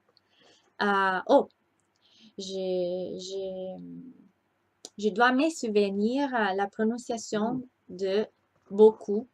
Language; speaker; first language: French; non-native, learner; Italian